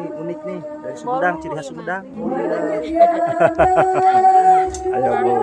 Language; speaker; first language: Indonesian; non-native, local second language; Sundanese